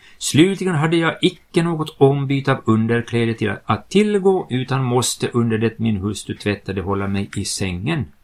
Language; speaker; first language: Swedish; native; Swedish